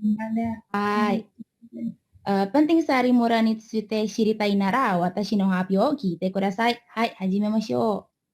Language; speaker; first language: Japanese; non-native, learner; Indonesian